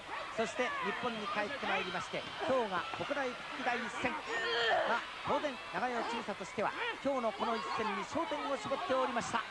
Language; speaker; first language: Japanese; native; Japanese